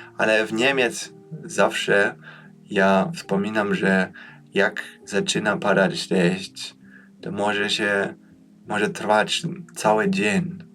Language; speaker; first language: Polish; early bilingual, heritage; Polish